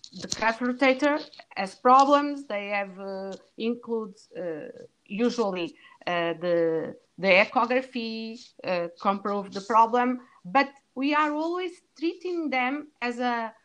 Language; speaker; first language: English; non-native, learner; Portuguese